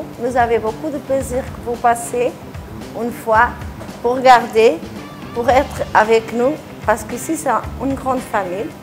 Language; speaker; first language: French; non-native, fluent; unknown